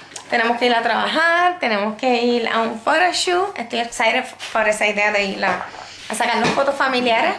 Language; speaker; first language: Spanish; early bilingual, heritage; Spanish